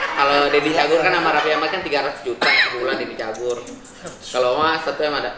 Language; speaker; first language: Indonesian; native; Indonesian